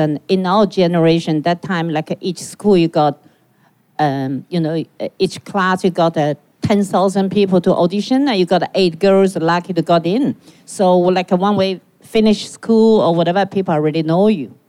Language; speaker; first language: English; non-native, learner; Chinese